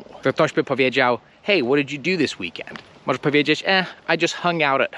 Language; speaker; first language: Polish; non-native, fluent; English